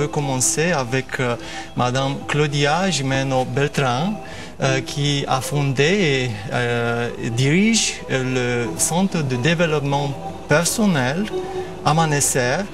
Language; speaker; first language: French; non-native, fluent; Romanian